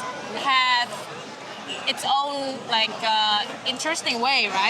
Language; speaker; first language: English; non-native, fluent; Vietnamese